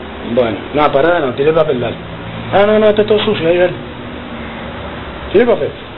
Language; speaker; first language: Spanish; native; Spanish